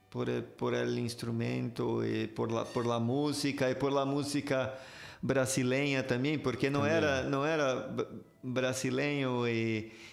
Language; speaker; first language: Spanish; non-native, fluent; Portuguese